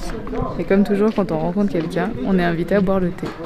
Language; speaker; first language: French; native; French